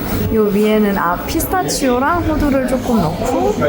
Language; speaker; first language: Korean; non-native, fluent; Persian